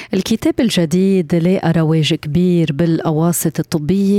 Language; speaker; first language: Arabic; native; Arabic